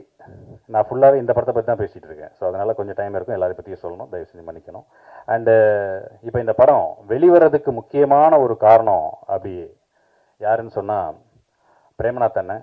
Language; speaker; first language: Tamil; native; Tamil